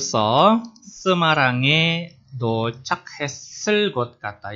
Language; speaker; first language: Korean; non-native, fluent; Indonesian